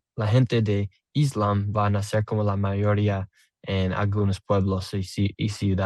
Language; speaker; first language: Spanish; non-native, learner; English